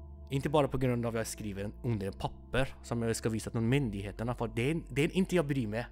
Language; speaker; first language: Swedish; non-native, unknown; Persian